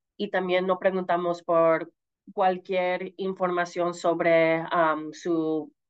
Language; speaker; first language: Spanish; early bilingual, heritage; Spanish